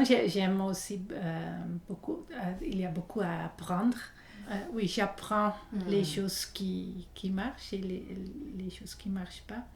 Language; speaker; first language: French; non-native, fluent; Dutch